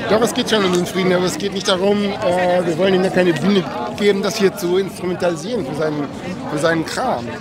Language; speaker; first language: German; native; German